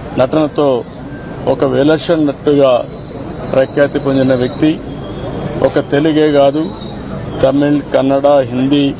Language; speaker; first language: Telugu; native; Telugu